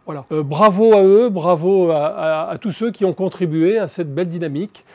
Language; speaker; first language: French; native; French